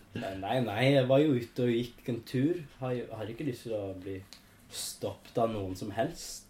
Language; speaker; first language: Norwegian; non-native, fluent; English